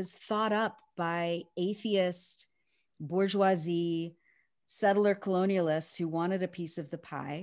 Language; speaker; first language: English; native; English